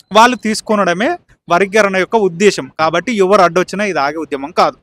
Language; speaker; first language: Telugu; native; Telugu